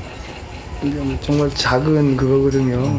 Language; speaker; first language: Korean; native; Korean